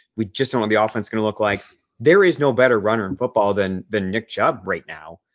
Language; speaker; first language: English; native; English